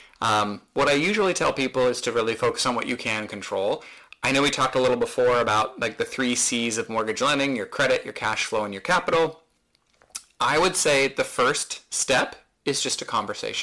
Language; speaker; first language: English; native; English